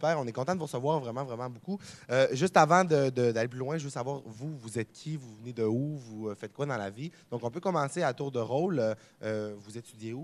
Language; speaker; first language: French; native; French